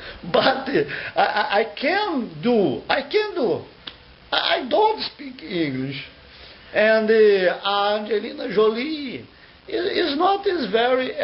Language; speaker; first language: English; non-native, learner; Portuguese